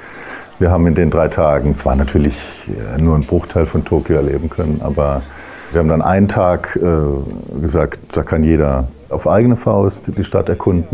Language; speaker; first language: German; native; German